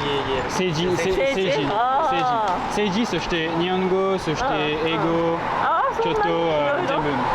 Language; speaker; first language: Japanese; non-native, learner; French